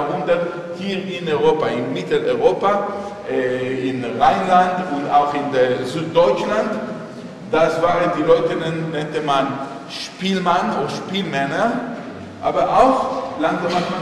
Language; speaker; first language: German; non-native, fluent; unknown